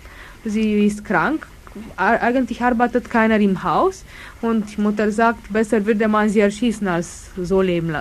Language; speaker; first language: German; non-native, fluent; Romanian